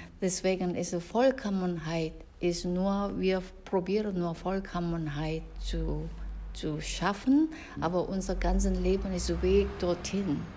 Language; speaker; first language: German; non-native, fluent; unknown